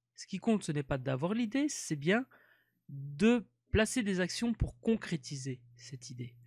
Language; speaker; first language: French; native; French